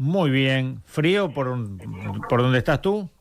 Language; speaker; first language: Spanish; native; Spanish